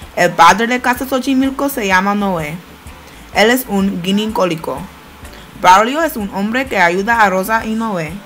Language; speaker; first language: Spanish; non-native, learner; English